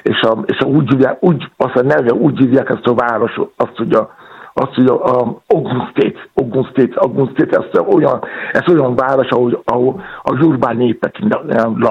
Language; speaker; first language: Hungarian; non-native, fluent; Yoruba